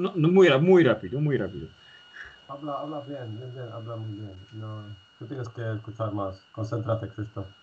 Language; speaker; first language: Spanish; non-native, fluent; Polish